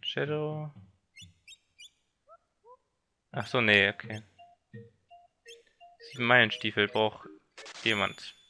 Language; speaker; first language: German; native; German